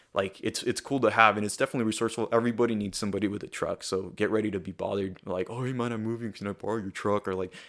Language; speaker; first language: English; early bilingual, other home language; Spanish